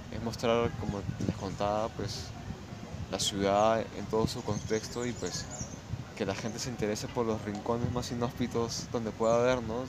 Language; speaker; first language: Spanish; native; Spanish